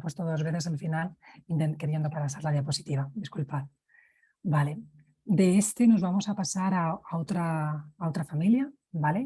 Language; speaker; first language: Spanish; native; Spanish